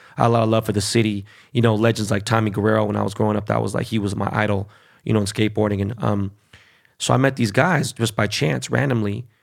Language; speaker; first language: English; early bilingual, other home language; Spanish